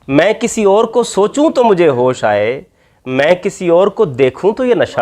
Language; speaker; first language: Urdu; native; Urdu